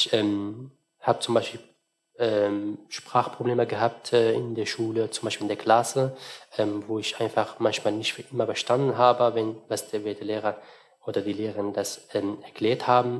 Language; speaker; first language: German; non-native, fluent; Arabic